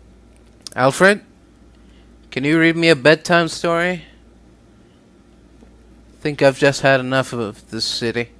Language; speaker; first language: English; native; English